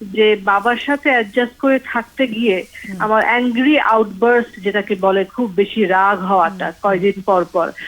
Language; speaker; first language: Bangla; native; Bangla